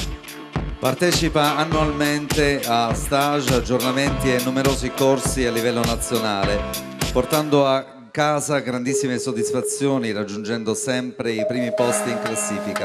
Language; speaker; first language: Italian; native; Italian